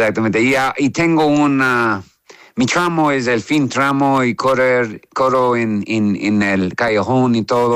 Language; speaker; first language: Spanish; non-native, learner; English